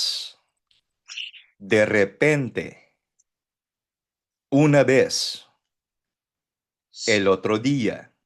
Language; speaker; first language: Spanish; non-native, fluent; Filipino